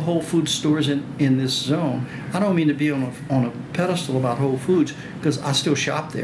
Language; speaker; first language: English; early bilingual, other home language; French